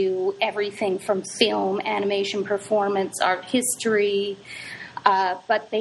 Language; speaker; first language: English; native; English